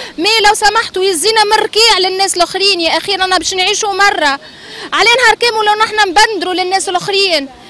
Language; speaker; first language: Arabic; native; Arabic